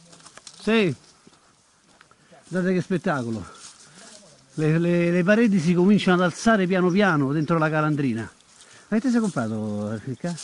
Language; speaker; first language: Italian; native; Italian